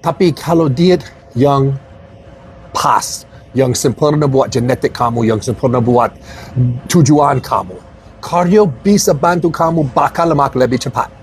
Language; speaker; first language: Indonesian; non-native, learner; English